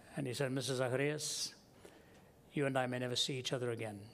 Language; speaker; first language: English; non-native, local second language; Hindi